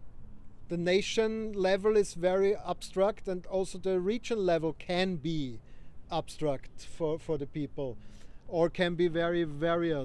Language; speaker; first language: English; non-native, fluent; German